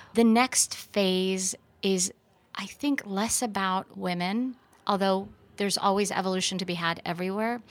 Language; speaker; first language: English; early bilingual, other home language; Persian